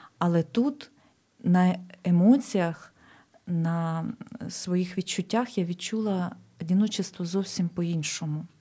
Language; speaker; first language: Ukrainian; native; Ukrainian